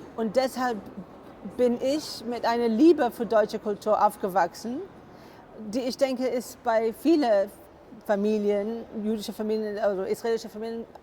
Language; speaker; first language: German; non-native, fluent; English